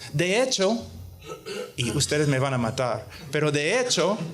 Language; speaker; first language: Spanish; non-native, fluent; English